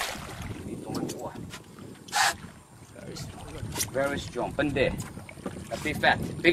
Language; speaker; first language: English; non-native, learner; Indonesian